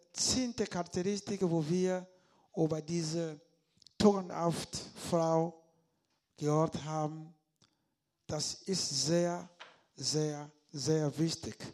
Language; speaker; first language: German; non-native, learner; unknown